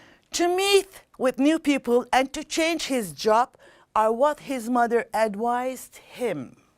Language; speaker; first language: English; non-native, fluent; Turkish